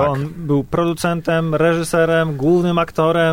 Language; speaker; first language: Polish; native; Polish